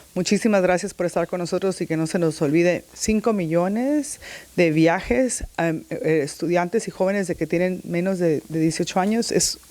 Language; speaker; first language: Spanish; early bilingual, heritage; Spanish